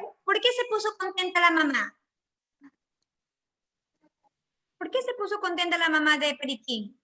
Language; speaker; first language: Spanish; native; Spanish